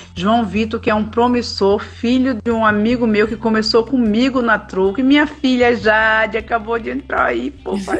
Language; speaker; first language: Portuguese; native; Portuguese